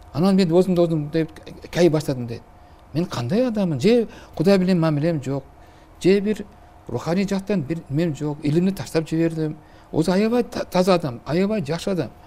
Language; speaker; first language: Kyrgyz; non-native, local second language; Uzbek